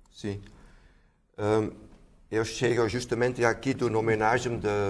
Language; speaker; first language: Portuguese; non-native, fluent; Dutch